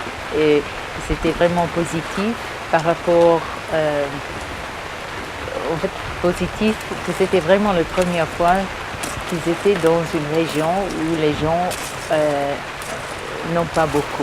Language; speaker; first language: French; early bilingual, heritage; English